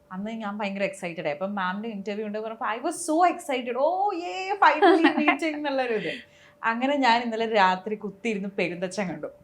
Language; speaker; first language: Malayalam; native; Malayalam